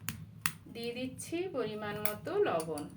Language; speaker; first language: Bangla; native; Bangla